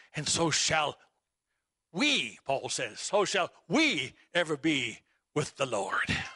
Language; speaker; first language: English; native; English